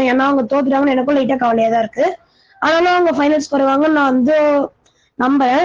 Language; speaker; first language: Tamil; native; Tamil